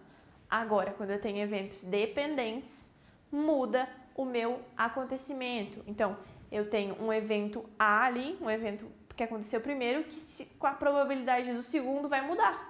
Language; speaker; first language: Portuguese; native; Portuguese